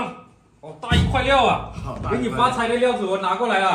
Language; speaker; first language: Chinese; native; Chinese